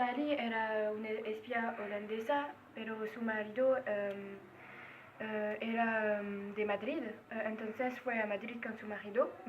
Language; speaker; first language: Spanish; non-native, learner; French